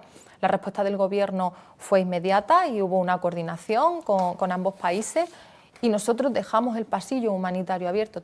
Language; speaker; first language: Spanish; native; Spanish